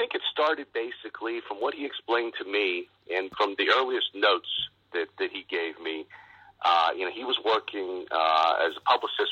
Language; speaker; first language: English; native; English